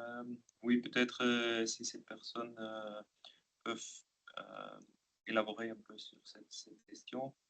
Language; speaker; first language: French; non-native, local second language; Dutch